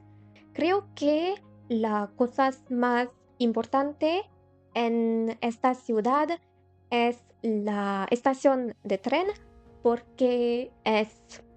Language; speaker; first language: Spanish; non-native, learner; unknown